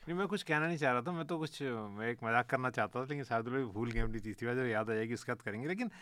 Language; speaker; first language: Hindi; native; Hindi